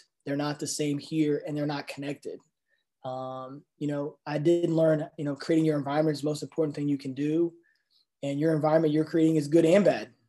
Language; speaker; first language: English; native; English